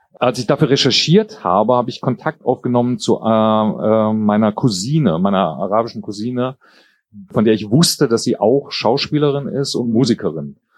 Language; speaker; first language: German; native; German